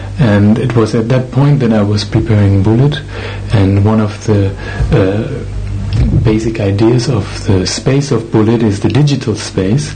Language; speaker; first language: English; non-native, fluent; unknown